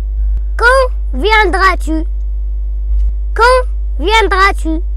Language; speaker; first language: French; non-native, local second language; Arabic